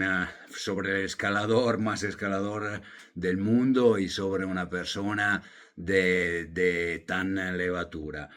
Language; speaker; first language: Spanish; non-native, fluent; Italian